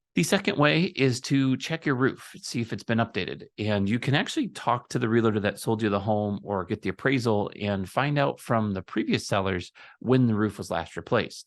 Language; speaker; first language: English; native; English